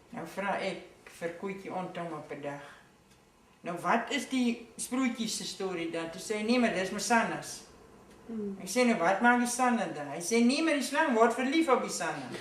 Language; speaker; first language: Afrikaans; native; Afrikaans